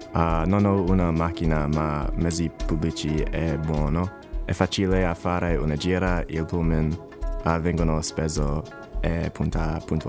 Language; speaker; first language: Italian; non-native, learner; English